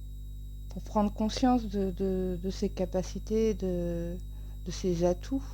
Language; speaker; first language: French; native; French